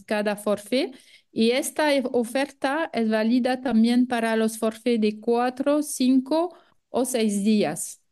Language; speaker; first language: Spanish; non-native, fluent; French